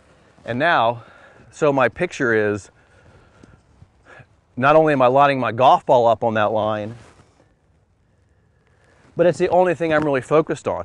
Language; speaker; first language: English; native; English